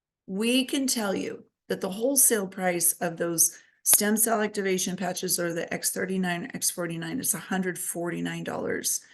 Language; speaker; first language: English; native; English